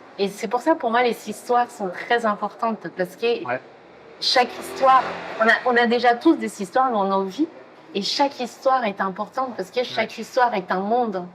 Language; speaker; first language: French; non-native, fluent; Spanish